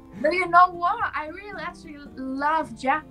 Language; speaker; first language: English; non-native, learner; Polish